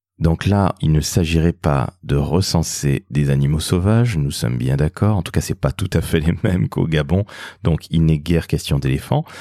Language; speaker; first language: French; native; French